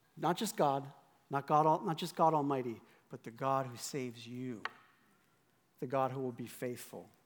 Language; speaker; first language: English; native; English